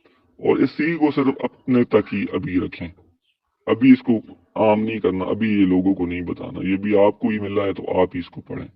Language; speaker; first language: Urdu; native; Urdu